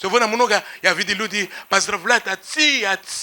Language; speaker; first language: Russian; non-native, fluent; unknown